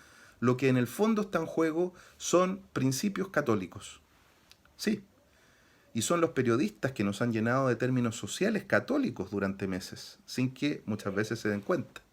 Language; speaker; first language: Spanish; native; Spanish